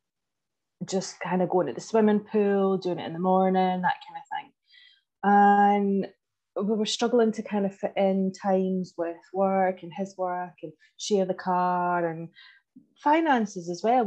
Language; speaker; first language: English; native; English